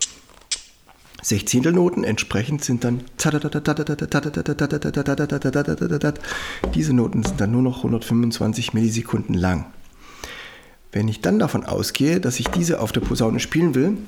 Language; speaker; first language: German; native; German